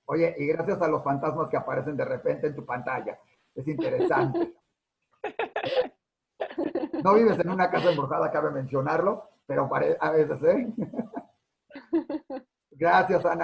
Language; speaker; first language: Spanish; native; Spanish